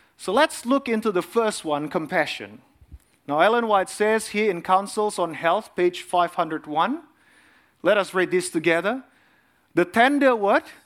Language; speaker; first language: English; non-native, fluent; Indonesian